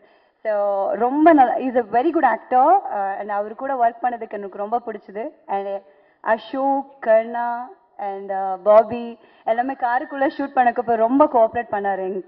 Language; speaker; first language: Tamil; non-native, learner; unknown